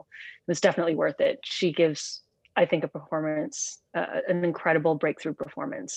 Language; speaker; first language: English; native; English